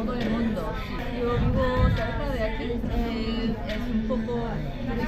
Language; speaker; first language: Spanish; non-native, learner; Korean